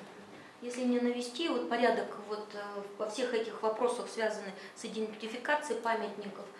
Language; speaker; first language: Russian; native; Russian